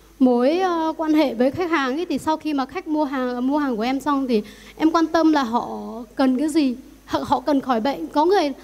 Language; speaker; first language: Vietnamese; non-native, local second language; Iu Mien